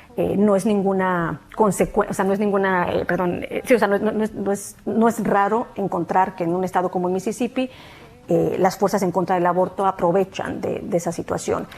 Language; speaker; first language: Spanish; native; Spanish